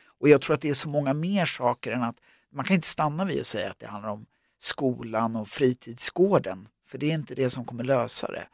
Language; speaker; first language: Swedish; native; Swedish